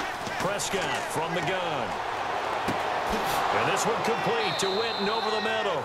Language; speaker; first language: English; native; English